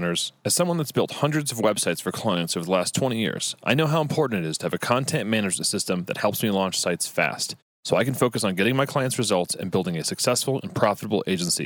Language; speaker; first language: English; native; English